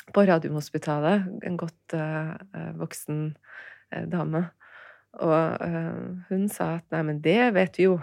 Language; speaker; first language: Norwegian; early bilingual, other home language; Turkish